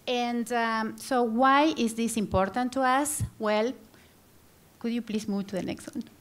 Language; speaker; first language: English; non-native, fluent; Spanish